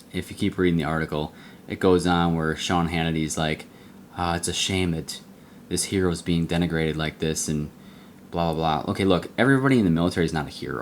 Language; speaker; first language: English; native; English